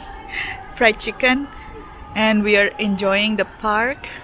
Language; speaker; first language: English; non-native, fluent; Indonesian